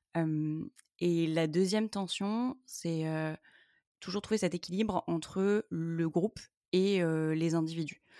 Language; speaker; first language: French; native; French